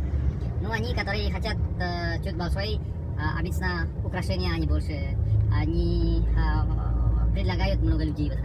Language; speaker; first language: Russian; non-native, learner; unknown